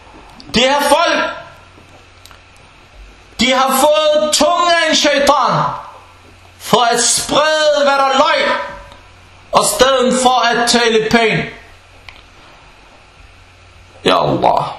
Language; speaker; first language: Danish; non-native, fluent; Arabic